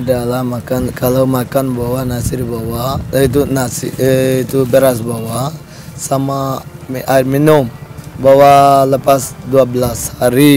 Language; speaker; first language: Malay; non-native, learner; Rohingya